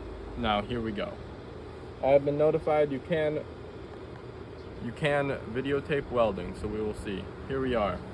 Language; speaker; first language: English; native; English